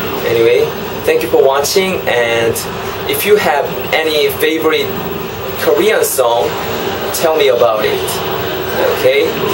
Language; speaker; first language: English; non-native, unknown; Korean